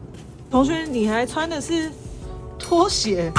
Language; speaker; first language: Chinese; native; Chinese